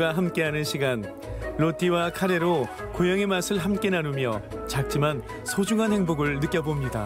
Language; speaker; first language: Korean; native; Korean